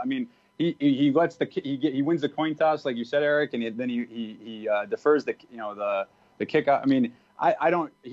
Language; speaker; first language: English; native; English